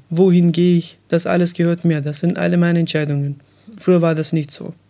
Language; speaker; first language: German; non-native, learner; Persian